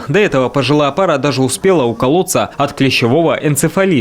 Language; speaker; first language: Russian; native; Russian